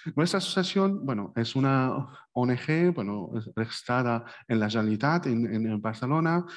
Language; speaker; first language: Spanish; non-native, fluent; Arabic